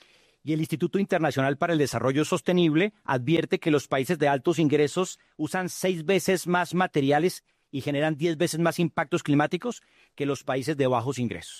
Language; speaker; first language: Spanish; native; Spanish